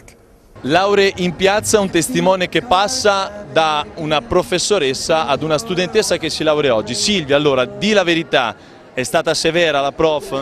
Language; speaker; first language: Italian; native; Italian